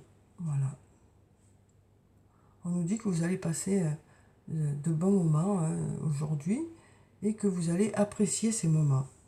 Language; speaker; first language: French; native; French